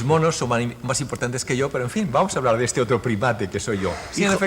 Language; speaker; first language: Spanish; native; Spanish